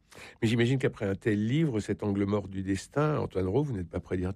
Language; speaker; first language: French; native; French